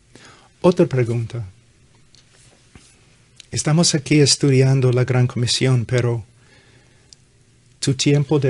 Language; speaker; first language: Spanish; non-native, fluent; English